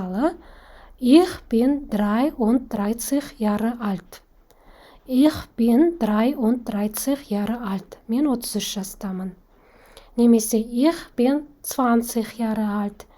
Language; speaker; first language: German; non-native, fluent; Kazakh